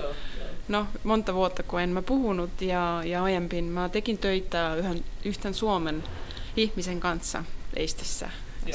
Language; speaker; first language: Finnish; non-native, learner; Estonian